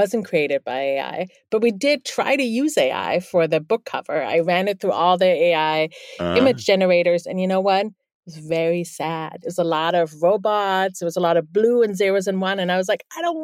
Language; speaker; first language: English; non-native, fluent; German